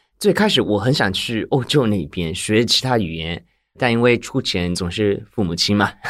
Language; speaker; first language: Chinese; non-native, fluent; Japanese